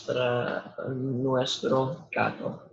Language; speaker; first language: Spanish; non-native, learner; English